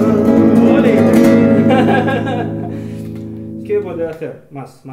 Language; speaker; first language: Spanish; non-native, learner; Russian